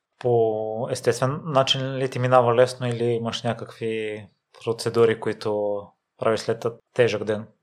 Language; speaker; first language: Bulgarian; native; Bulgarian